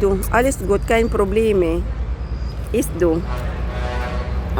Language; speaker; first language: German; non-native, learner; Filipino